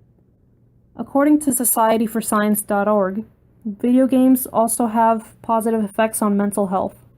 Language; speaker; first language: English; native; English